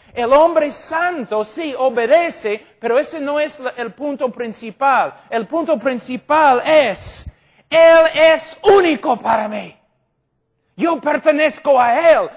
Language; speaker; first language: Spanish; non-native, fluent; English